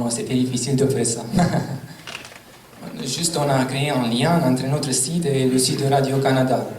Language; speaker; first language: French; non-native, learner; Romanian